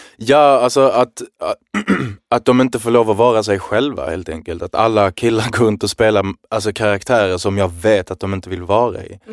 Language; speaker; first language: Swedish; early bilingual, other home language; Arabic